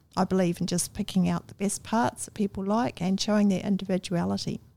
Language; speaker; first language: English; native; English